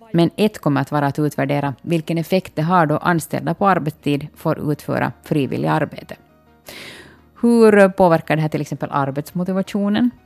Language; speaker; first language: Swedish; native; Swedish